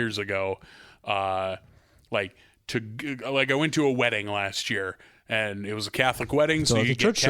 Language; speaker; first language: English; native; English